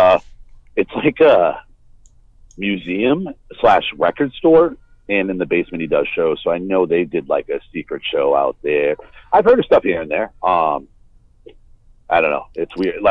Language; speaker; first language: English; native; English